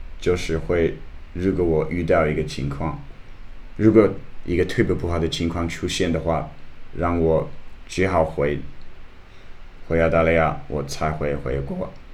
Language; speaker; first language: Chinese; non-native, learner; English